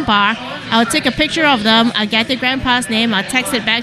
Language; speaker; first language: English; non-native, local second language; Cantonese